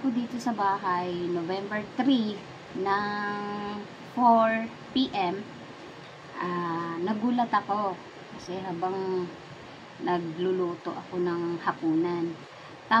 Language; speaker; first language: Filipino; non-native, local second language; Cebuano